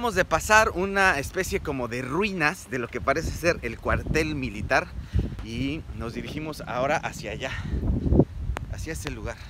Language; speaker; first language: Spanish; native; Spanish